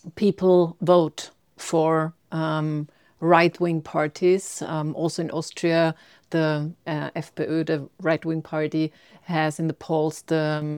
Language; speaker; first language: English; non-native, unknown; German